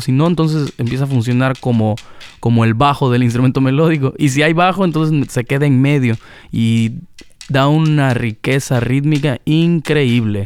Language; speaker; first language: Spanish; native; Spanish